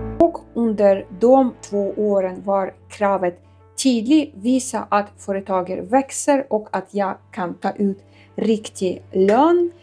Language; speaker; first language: Swedish; non-native, fluent; Ukrainian